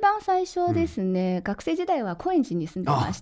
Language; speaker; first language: Japanese; non-native, fluent; Chinese